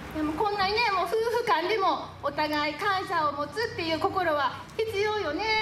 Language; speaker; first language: Japanese; native; Japanese